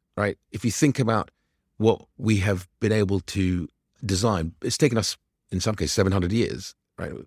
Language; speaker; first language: English; early bilingual, other home language; Arabic